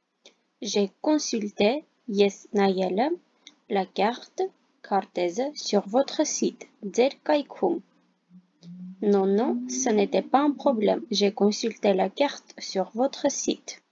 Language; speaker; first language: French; non-native, fluent; Armenian